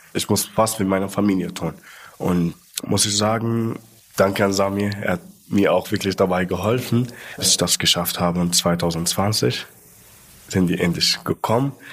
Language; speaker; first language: German; non-native, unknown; Arabic